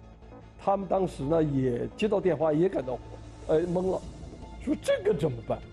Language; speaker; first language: Chinese; native; Chinese